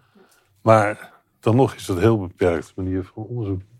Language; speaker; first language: Dutch; native; Dutch